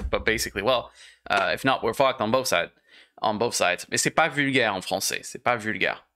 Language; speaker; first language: French; native; French